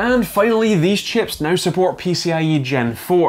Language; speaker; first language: English; native; English